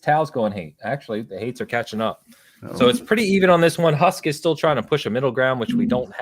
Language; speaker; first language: English; native; English